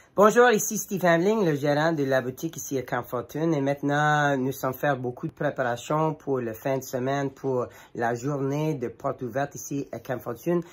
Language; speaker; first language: French; non-native, learner; English